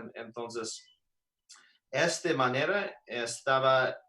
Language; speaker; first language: Spanish; non-native, learner; English